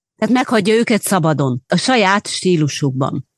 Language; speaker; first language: Hungarian; native; Hungarian